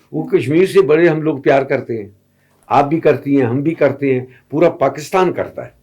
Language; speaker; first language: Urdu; non-native, local second language; Punjabi